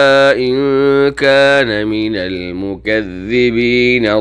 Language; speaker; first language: Arabic; native; Arabic